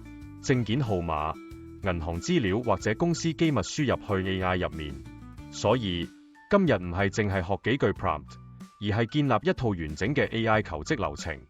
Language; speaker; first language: Cantonese; native; Cantonese